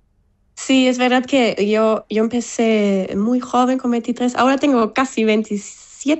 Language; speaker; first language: Spanish; non-native, fluent; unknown